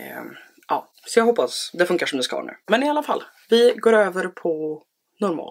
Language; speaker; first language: Swedish; native; Swedish